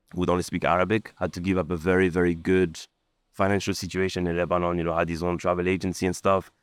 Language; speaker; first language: English; non-native, fluent; Arabic